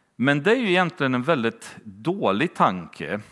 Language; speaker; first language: Swedish; native; Swedish